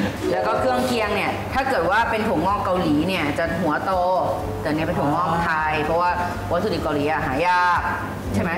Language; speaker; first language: Thai; native; Thai